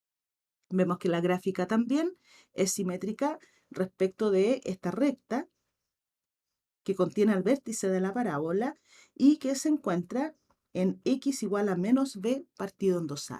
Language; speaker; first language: Spanish; native; Spanish